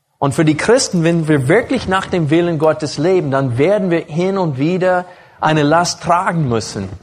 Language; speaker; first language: German; non-native, fluent; English